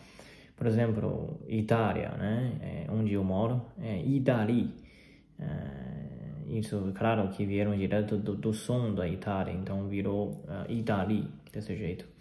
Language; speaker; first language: Portuguese; non-native, fluent; Chinese